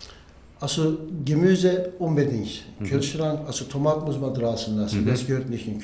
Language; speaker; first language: German; non-native, learner; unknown